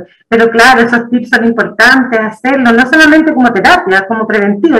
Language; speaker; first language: Spanish; native; Spanish